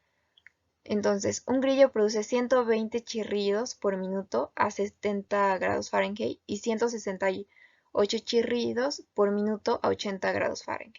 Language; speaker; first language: Spanish; native; Spanish